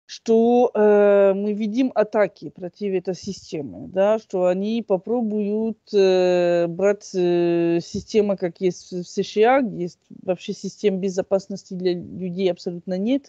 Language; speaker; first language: Russian; non-native, fluent; French